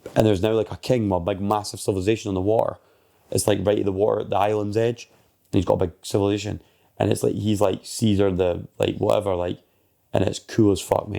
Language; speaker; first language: English; native; English